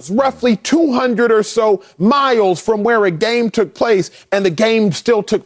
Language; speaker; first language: English; native; English